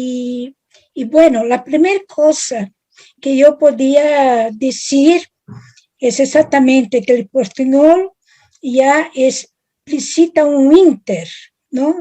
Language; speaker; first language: Spanish; non-native, fluent; Italian